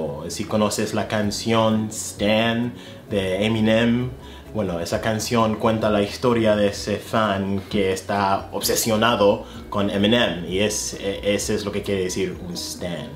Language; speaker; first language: Spanish; non-native, fluent; English